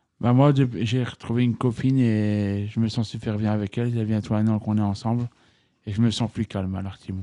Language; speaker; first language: French; native; French